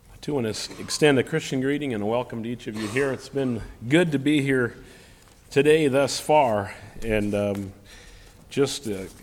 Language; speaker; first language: English; native; English